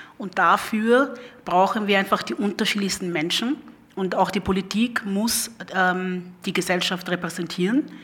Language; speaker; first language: German; early bilingual, other home language; Lingala